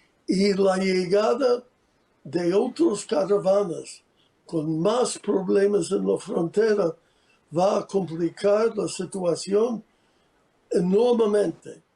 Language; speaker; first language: Spanish; non-native, fluent; English